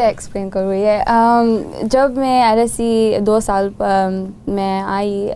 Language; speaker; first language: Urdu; non-native, learner; Gujarati